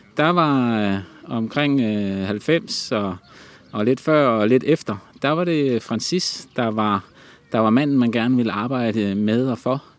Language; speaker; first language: Danish; native; Danish